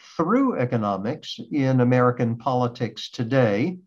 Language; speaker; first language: English; native; English